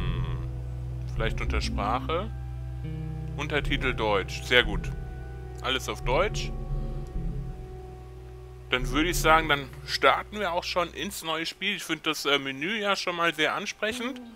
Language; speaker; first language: German; native; German